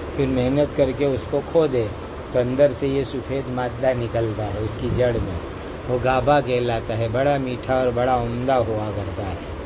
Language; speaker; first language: Urdu; non-native, local second language; Gujarati